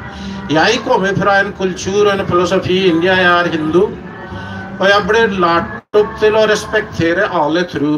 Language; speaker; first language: Norwegian; non-native, fluent; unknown